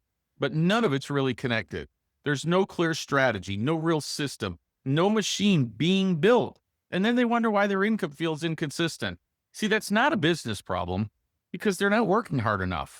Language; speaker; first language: English; native; English